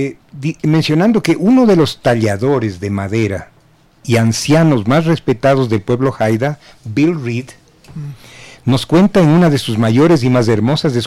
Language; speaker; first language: Spanish; native; Spanish